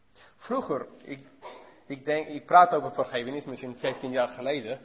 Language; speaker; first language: Dutch; non-native, learner; English